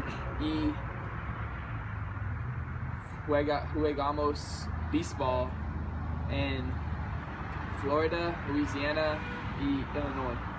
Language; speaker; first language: Spanish; non-native, learner; English